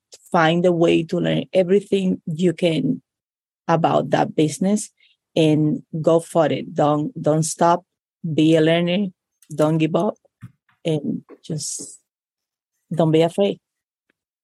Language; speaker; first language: English; non-native, fluent; Spanish